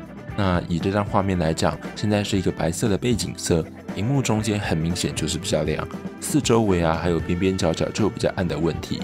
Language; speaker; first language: Chinese; native; Chinese